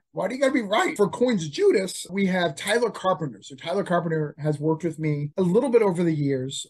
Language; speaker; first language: English; native; English